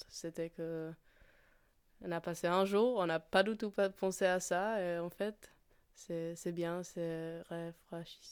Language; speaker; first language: French; non-native, fluent; Polish